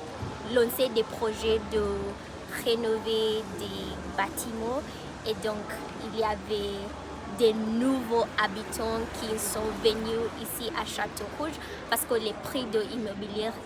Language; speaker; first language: French; non-native, fluent; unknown